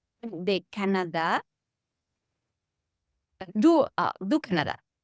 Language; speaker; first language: French; non-native, learner; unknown